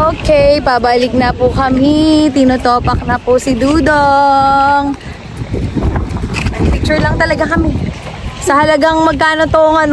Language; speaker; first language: Filipino; native; Filipino